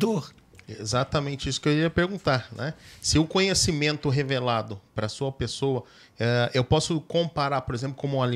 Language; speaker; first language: Portuguese; native; Portuguese